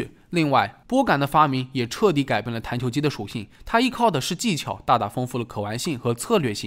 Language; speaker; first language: Chinese; native; Chinese